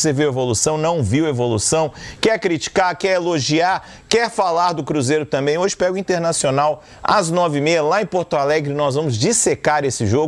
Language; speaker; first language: Portuguese; native; Portuguese